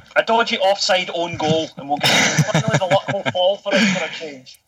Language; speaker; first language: English; native; English